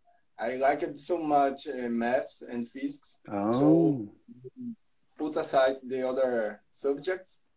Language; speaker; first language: English; non-native, learner; Portuguese